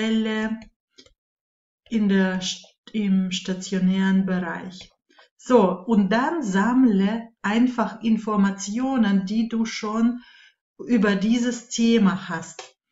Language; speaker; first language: German; non-native, fluent; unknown